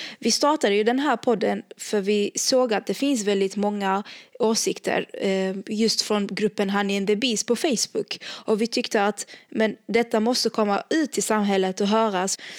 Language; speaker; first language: Swedish; early bilingual, other home language; Arabic